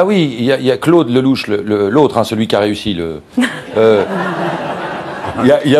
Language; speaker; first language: French; native; French